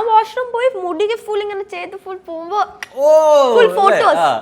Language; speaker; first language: Malayalam; early bilingual, heritage; Malayalam